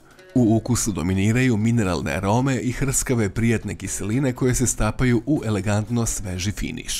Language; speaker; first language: Serbian; native; Serbian